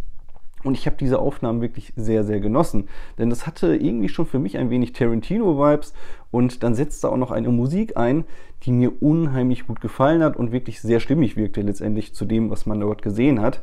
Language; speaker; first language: German; native; German